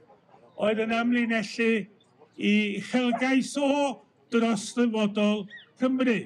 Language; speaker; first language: Welsh; native; Welsh